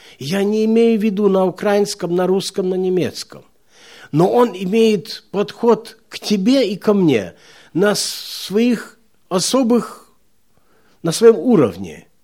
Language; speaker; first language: Russian; non-native, local second language; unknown